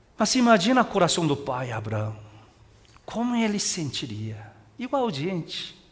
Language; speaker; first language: Portuguese; non-native, fluent; Korean